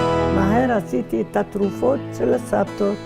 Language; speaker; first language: Hebrew; non-native, fluent; Arabic